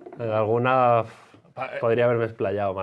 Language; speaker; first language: Spanish; native; Spanish